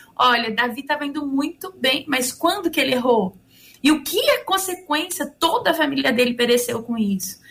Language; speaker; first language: Portuguese; native; Portuguese